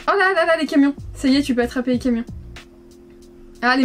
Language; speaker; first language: French; native; French